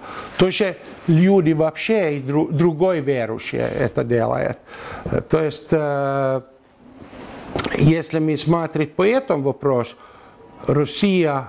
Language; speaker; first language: Russian; non-native, learner; Finnish